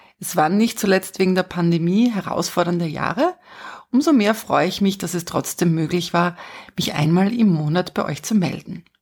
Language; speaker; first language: German; native; German